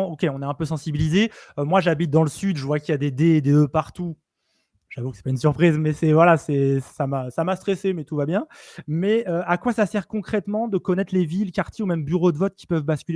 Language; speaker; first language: French; native; French